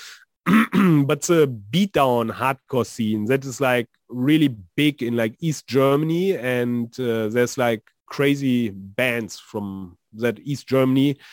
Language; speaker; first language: English; non-native, fluent; German